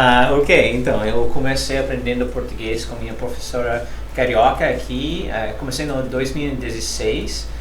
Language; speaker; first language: Portuguese; non-native, learner; English